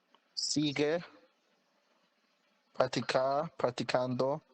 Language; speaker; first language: Spanish; non-native, learner; English